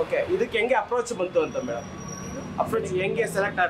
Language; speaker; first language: Kannada; native; Kannada